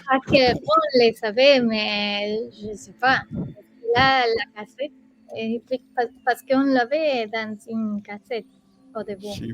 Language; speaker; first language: French; non-native, learner; Spanish